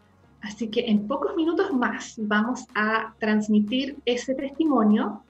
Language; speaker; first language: Spanish; native; Spanish